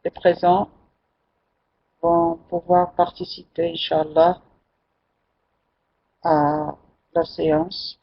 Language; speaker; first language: French; non-native, local second language; Arabic